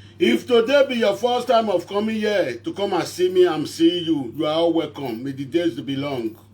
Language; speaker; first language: Nigerian Pidgin; non-native, local second language; Bini